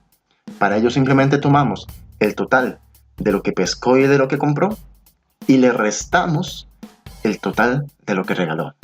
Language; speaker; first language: Spanish; native; Spanish